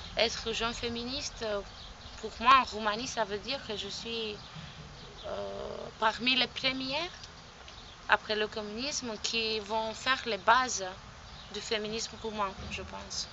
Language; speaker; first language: French; non-native, fluent; Romanian